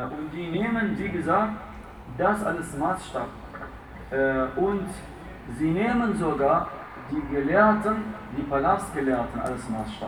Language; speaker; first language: German; non-native, fluent; Arabic